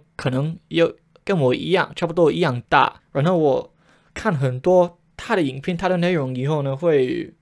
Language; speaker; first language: Chinese; non-native, fluent; English